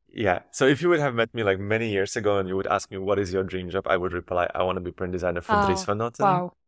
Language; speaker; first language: English; non-native, fluent; Slovak